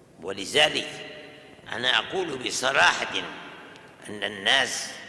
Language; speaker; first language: Arabic; non-native, fluent; Urdu